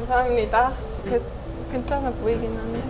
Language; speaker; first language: Korean; non-native, fluent; Estonian